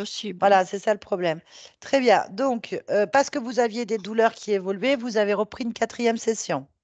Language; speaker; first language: French; native; French